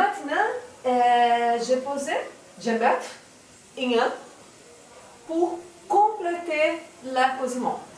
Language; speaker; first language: French; non-native, learner; Portuguese